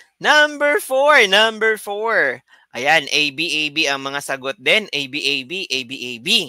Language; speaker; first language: Filipino; native; Filipino